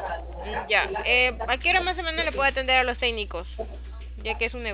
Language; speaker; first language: Spanish; native; Spanish